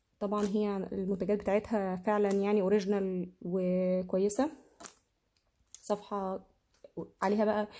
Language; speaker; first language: Arabic; native; Arabic